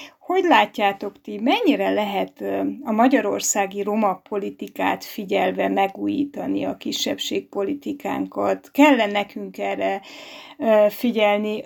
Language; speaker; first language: Hungarian; native; Hungarian